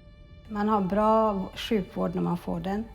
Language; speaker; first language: Swedish; early bilingual, other home language; Amharic